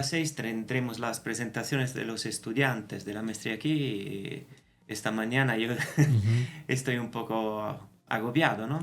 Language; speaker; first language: Spanish; non-native, fluent; Italian